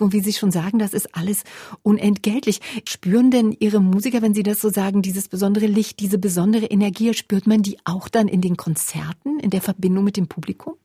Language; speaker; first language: German; native; German